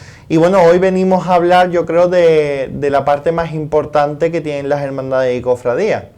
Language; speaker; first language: Spanish; native; Spanish